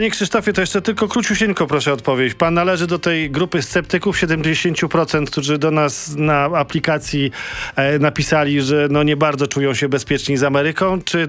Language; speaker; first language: Polish; native; Polish